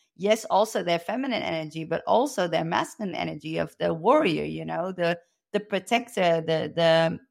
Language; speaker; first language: English; non-native, fluent; Dutch